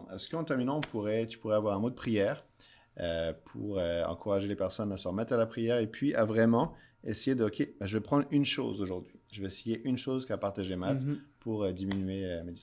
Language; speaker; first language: French; native; French